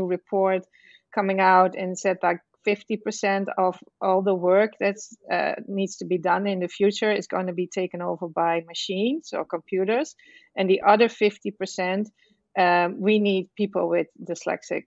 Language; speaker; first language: English; non-native, fluent; Dutch